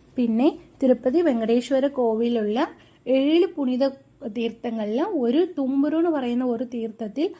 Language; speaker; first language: Malayalam; non-native, local second language; Tamil